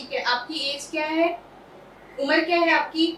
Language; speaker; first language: Hindi; native; Hindi